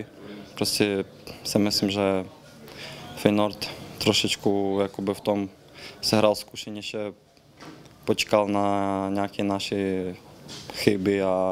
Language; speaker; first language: Czech; non-native, fluent; Ukrainian